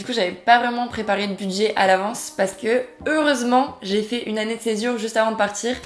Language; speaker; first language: French; native; French